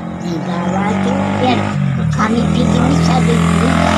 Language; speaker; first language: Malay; non-native, local second language; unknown